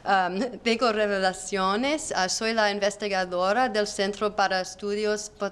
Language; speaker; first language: Spanish; non-native, learner; English